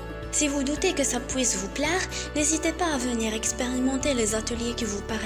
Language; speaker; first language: French; non-native, local second language; Arabic